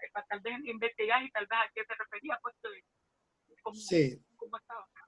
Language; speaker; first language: Spanish; native; Spanish